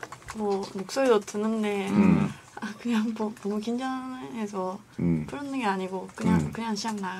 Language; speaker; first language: Korean; non-native, learner; Japanese